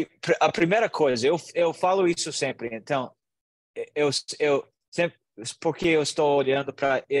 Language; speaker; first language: Portuguese; non-native, learner; English